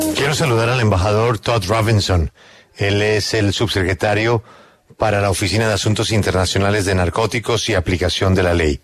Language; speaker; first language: Spanish; native; Spanish